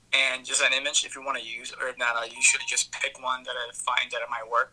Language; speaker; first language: English; early bilingual, other home language; Spanish